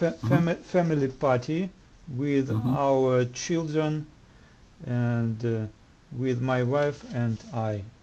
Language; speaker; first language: English; non-native, learner; Russian